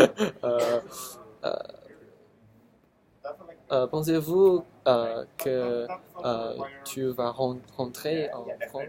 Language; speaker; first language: French; non-native, learner; Chinese